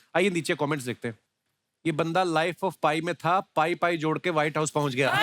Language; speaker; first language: Hindi; non-native, local second language; Punjabi